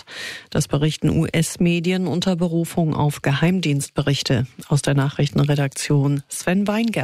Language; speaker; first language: German; native; German